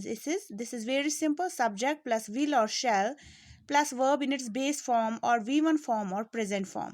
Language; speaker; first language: English; non-native, local second language; Urdu